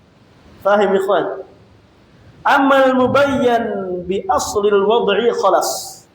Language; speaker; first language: Arabic; non-native, fluent; Indonesian